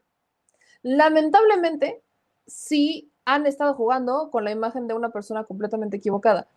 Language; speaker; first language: Spanish; native; Spanish